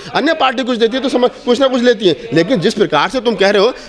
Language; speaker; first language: Hindi; native; Hindi